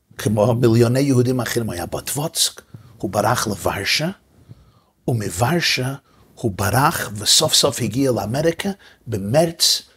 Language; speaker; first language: Hebrew; non-native, fluent; English